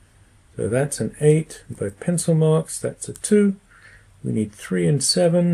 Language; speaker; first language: English; native; English